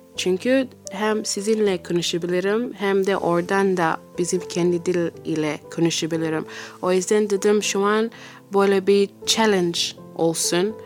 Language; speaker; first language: Turkish; non-native, learner; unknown